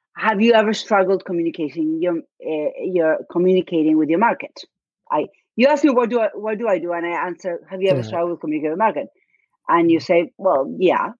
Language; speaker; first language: English; non-native, fluent; Spanish